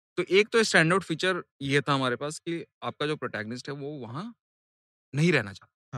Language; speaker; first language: Hindi; native; Hindi